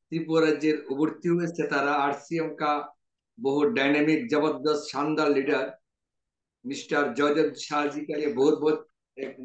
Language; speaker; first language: Hindi; non-native, local second language; Bangla